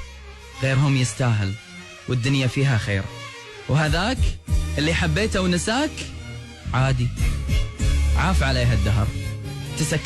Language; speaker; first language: Arabic; native; Arabic